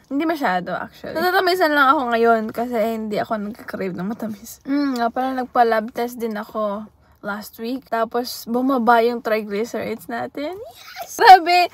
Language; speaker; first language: Filipino; early bilingual, heritage; Filipino